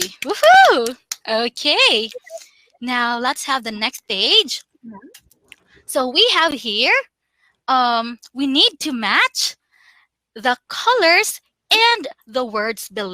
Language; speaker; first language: English; non-native, local second language; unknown